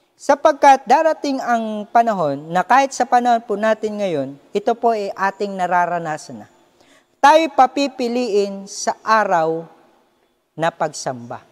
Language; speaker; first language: Filipino; native; Filipino